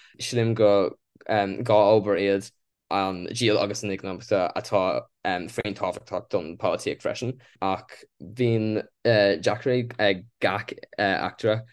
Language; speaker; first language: Irish; non-native, local second language; English